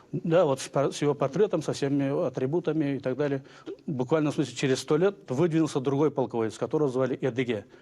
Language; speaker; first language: Russian; non-native, local second language; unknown